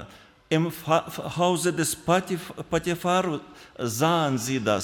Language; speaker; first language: German; non-native, fluent; Russian